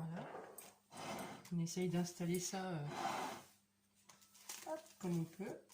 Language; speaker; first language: French; native; French